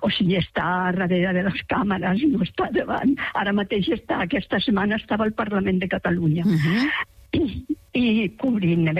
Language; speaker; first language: Catalan; non-native, local second language; Spanish